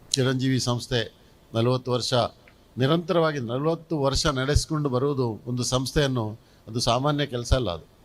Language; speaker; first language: Kannada; non-native, local second language; Tulu